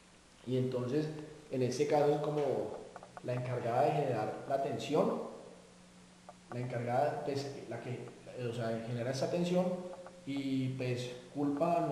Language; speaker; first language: Spanish; native; Spanish